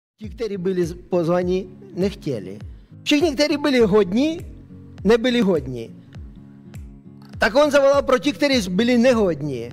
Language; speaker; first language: Czech; non-native, fluent; Russian